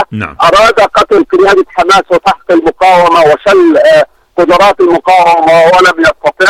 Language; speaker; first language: Arabic; native; Arabic